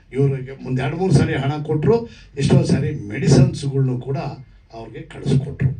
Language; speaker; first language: Kannada; native; Kannada